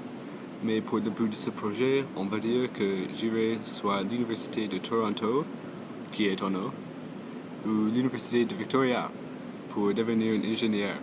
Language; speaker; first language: French; non-native, local second language; English